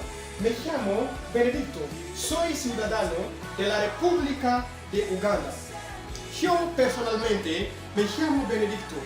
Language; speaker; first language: Spanish; non-native, fluent; French